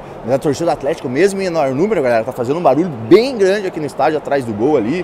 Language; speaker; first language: Portuguese; native; Portuguese